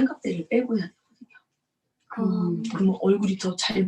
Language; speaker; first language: Korean; native; Korean